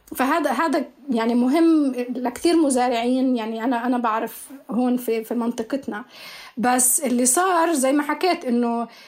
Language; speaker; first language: Arabic; native; Arabic